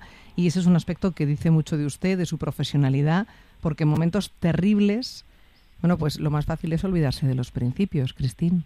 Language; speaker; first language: Spanish; native; Spanish